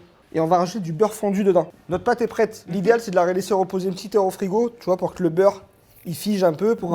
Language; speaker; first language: French; native; French